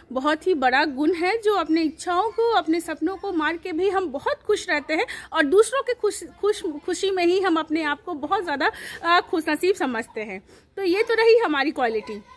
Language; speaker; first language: Hindi; native; Hindi